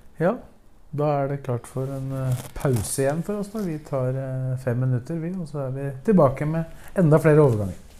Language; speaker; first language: Norwegian; native; Norwegian